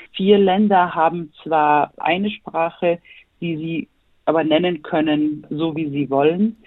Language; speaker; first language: German; non-native, fluent; Bosnian